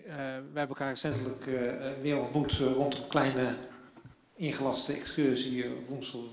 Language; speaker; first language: Dutch; native; Dutch